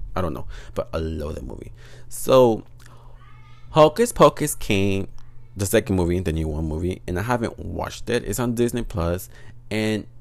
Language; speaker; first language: English; early bilingual, other home language; Spanish